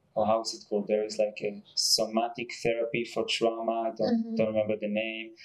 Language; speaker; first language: English; non-native, fluent; Hebrew